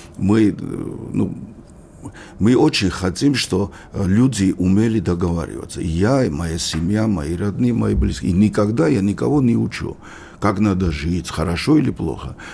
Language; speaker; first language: Russian; non-native, local second language; Georgian